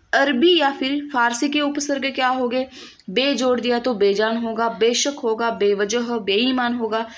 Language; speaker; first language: Hindi; non-native, local second language; Marathi